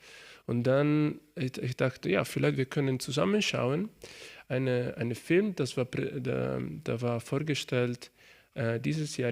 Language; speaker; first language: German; non-native, learner; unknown